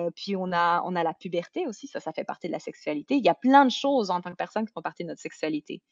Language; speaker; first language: French; native; French